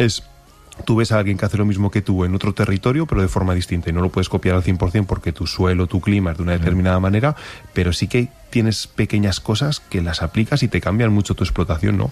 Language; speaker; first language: Spanish; native; Spanish